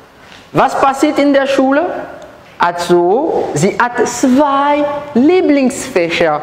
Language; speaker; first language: German; non-native, learner; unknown